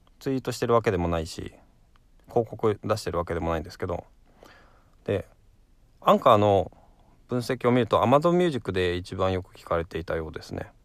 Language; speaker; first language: Japanese; native; Japanese